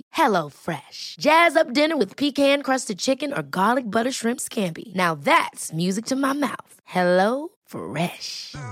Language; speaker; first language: Swedish; early bilingual, other home language; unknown